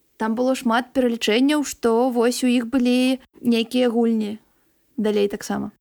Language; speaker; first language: Belarusian; non-native, local second language; Russian